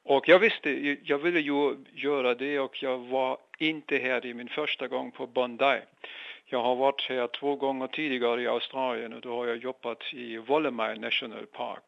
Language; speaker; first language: Swedish; non-native, fluent; German